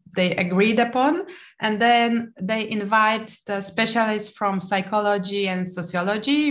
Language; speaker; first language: English; non-native, fluent; Polish